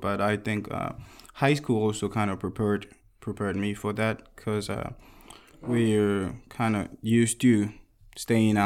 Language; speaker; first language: English; non-native, local second language; Akan